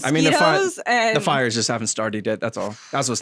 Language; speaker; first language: English; native; English